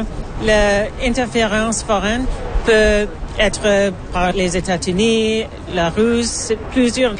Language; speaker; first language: French; non-native, learner; English